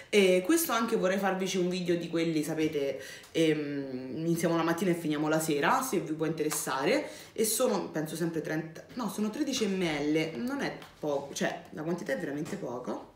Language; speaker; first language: Italian; native; Italian